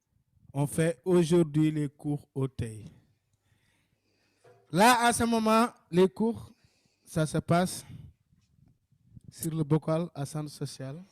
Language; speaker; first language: French; non-native, local second language; Wolof